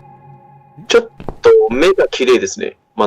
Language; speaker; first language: Japanese; non-native, learner; Chinese